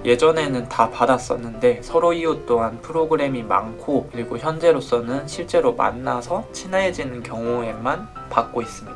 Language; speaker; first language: Korean; native; Korean